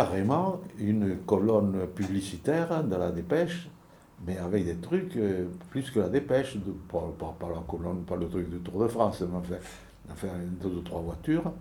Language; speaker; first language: French; native; French